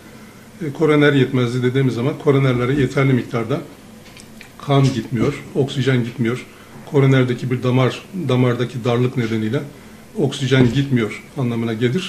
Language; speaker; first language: Turkish; native; Turkish